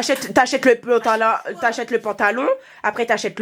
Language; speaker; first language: French; native; French